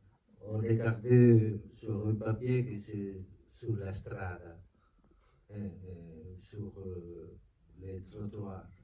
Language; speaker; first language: French; non-native, learner; Spanish